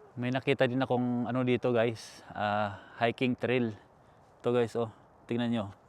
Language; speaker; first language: Filipino; native; Filipino